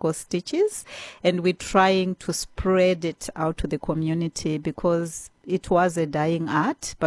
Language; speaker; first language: English; non-native, local second language; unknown